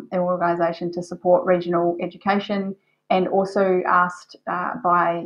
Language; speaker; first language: English; native; English